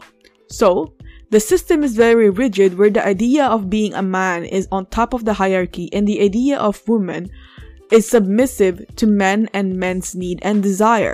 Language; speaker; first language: English; non-native, local second language; Filipino